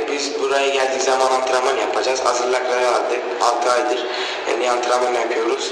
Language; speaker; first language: Turkish; non-native, learner; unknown